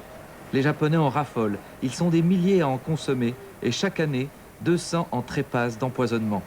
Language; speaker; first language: French; native; French